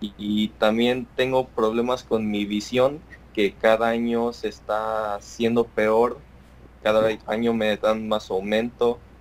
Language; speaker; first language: Spanish; early bilingual, heritage; Spanish